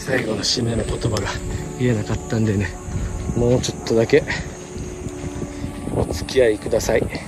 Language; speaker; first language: Japanese; native; Japanese